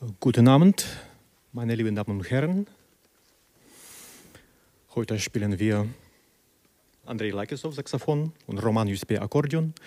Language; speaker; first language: German; non-native, fluent; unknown